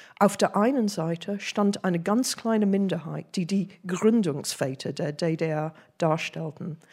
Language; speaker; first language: German; non-native, fluent; English